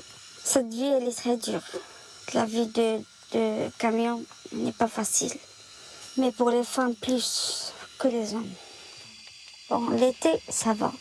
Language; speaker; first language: French; non-native, learner; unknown